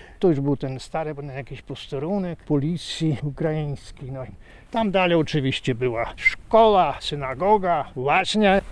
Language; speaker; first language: Polish; native; Polish